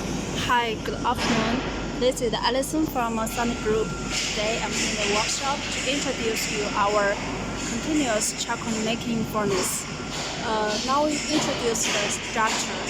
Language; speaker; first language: English; non-native, learner; Chinese